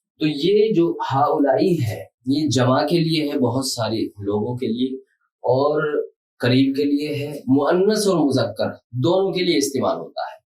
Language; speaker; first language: Urdu; native; Urdu